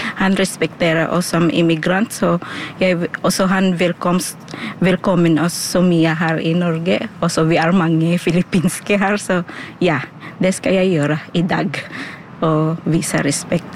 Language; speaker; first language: Norwegian; non-native, learner; Filipino